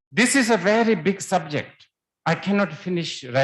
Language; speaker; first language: English; non-native, fluent; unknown